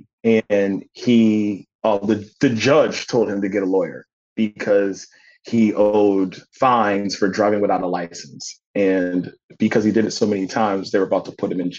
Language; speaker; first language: English; native; English